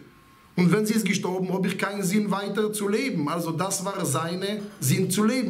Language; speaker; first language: German; non-native, fluent; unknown